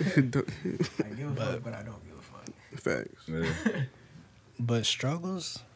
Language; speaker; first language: English; native; English